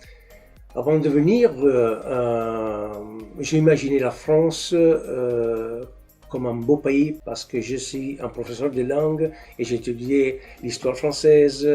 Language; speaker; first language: French; non-native, learner; Italian